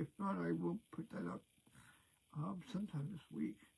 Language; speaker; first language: English; native; English